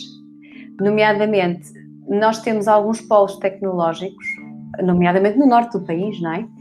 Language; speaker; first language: Portuguese; native; Portuguese